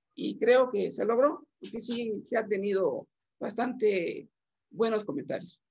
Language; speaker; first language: Spanish; native; Spanish